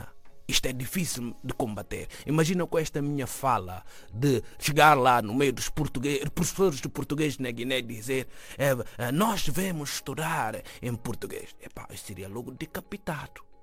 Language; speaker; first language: Portuguese; non-native, fluent; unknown